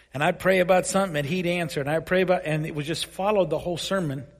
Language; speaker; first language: English; native; English